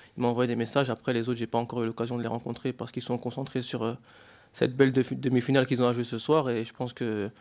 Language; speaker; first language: French; native; French